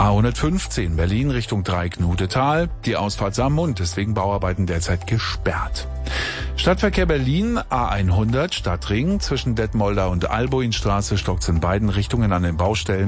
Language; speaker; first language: German; native; German